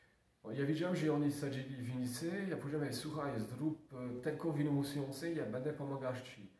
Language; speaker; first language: Polish; non-native, learner; French